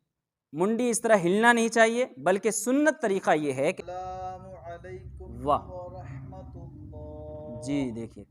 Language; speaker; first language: Urdu; native; Urdu